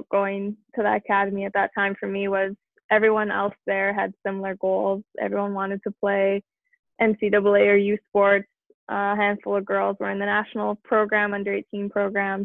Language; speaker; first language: English; native; English